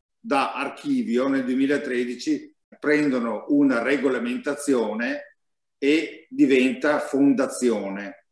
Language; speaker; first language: Italian; native; Italian